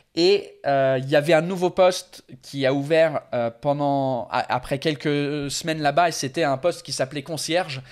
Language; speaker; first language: French; non-native, fluent; English